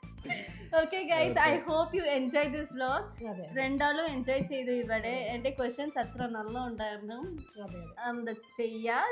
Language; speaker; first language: Malayalam; non-native, learner; Tamil